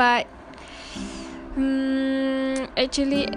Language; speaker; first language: English; non-native, learner; Malay